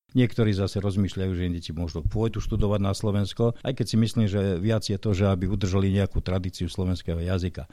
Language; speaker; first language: Slovak; early bilingual, heritage; Slovak